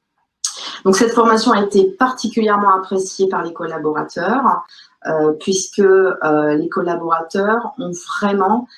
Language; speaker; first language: French; native; French